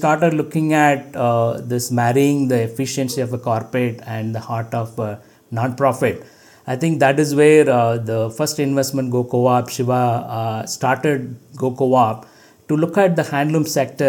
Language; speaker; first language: English; non-native, local second language; Tamil